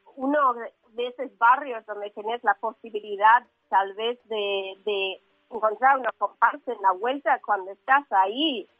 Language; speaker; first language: Spanish; non-native, fluent; English